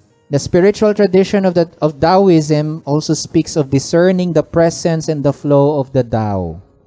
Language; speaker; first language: English; non-native, local second language; Filipino